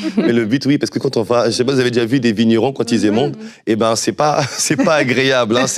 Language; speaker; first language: French; native; French